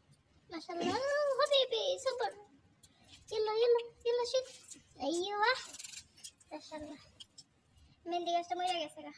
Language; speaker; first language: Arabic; non-native, learner; Bangla